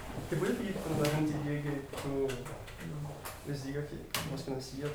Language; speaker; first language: Spanish; non-native, fluent; Portuguese